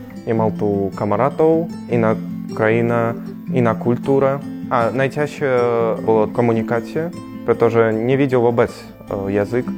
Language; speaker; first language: Slovak; non-native, learner; Ukrainian